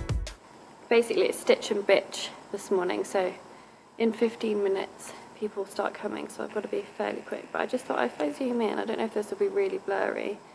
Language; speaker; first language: English; native; English